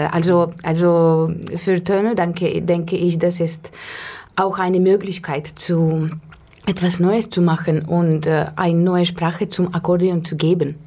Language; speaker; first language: German; non-native, learner; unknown